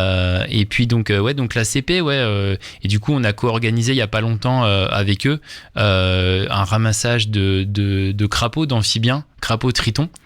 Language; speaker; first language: French; native; French